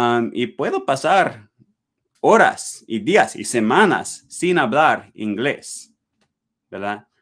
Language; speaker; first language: Spanish; non-native, learner; English